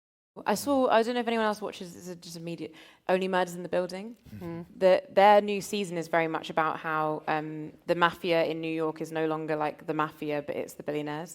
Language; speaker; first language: English; native; English